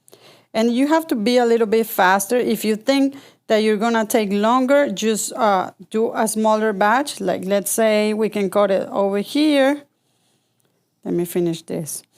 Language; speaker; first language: English; non-native, fluent; Spanish